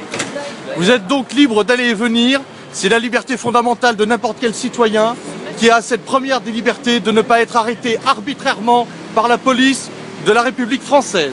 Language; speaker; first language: French; native; French